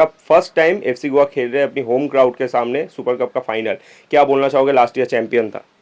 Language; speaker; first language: Hindi; non-native, local second language; Bangla